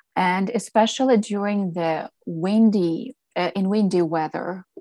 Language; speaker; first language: English; non-native, fluent; Ukrainian